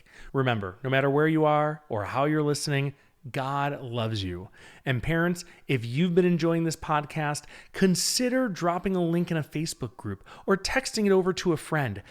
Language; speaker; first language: English; native; English